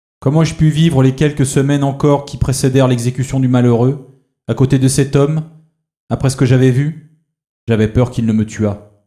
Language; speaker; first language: French; native; French